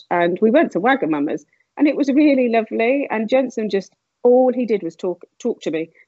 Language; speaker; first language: English; native; English